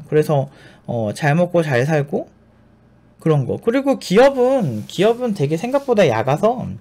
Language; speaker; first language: Korean; native; Korean